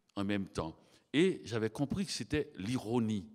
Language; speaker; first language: French; native; French